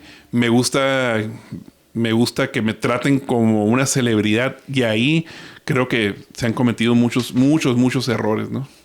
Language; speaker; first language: Spanish; native; Spanish